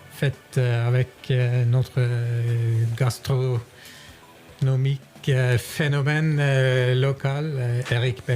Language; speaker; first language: French; non-native, fluent; Norwegian